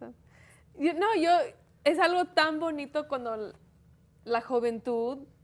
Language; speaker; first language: Spanish; early bilingual, heritage; Spanish